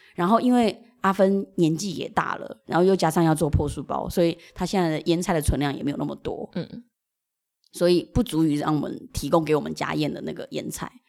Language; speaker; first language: Chinese; native; Chinese